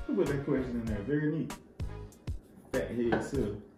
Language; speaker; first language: English; native; English